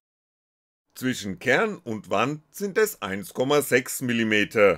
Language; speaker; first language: German; native; German